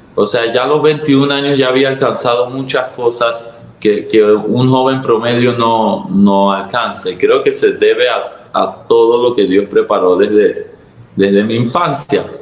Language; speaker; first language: Spanish; early bilingual, other home language; Arabic